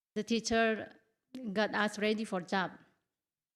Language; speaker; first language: English; non-native, learner; Indonesian